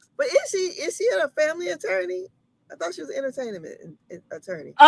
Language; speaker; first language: English; native; English